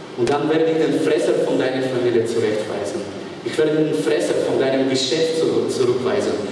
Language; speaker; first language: German; non-native, fluent; Bulgarian